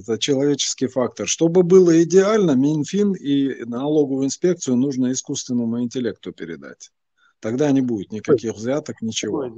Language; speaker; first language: Russian; non-native, local second language; Chechen